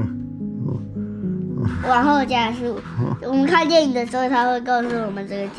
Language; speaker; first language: Chinese; native; Chinese